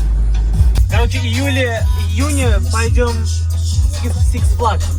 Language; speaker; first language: Russian; non-native, learner; Uzbek